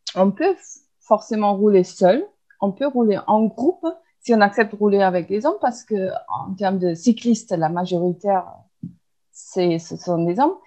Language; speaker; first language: French; non-native, fluent; German